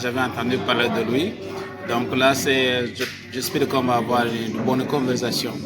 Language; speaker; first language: French; non-native, local second language; Kinyarwanda